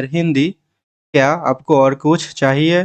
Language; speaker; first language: Hindi; non-native, learner; Bangla